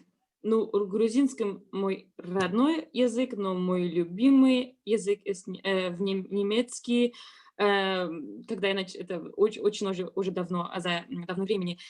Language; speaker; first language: Russian; non-native, learner; Georgian